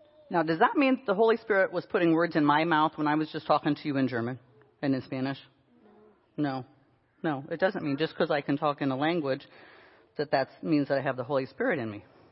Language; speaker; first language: English; native; English